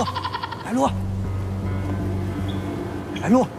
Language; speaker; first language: Chinese; native; Chinese